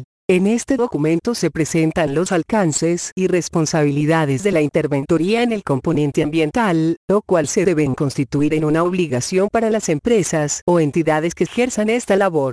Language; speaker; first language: Spanish; native; Spanish